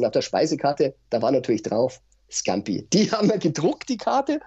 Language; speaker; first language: German; native; German